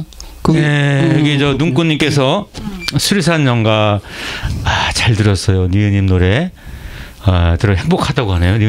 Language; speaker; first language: Korean; native; Korean